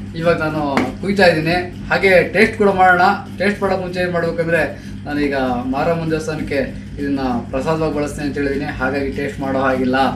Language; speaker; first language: Kannada; native; Kannada